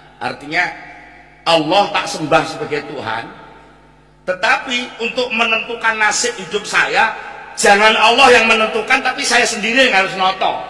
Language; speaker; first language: Indonesian; non-native, local second language; Javanese